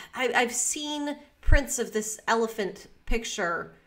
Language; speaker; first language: English; native; English